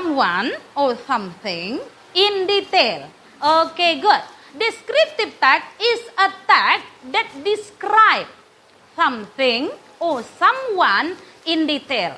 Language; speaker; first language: English; non-native, learner; Indonesian